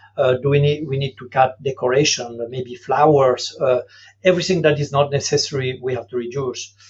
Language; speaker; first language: English; non-native, fluent; French